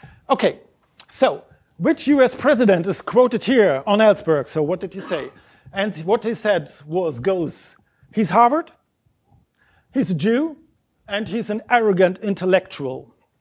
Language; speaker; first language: English; non-native, fluent; German